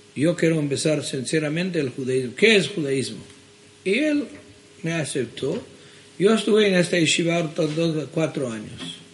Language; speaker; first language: Spanish; early bilingual, heritage; Spanish